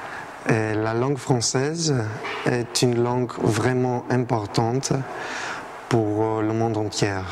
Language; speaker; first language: French; non-native, fluent; Greek